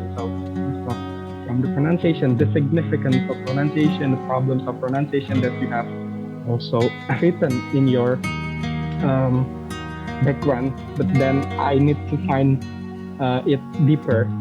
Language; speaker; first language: English; non-native, fluent; Indonesian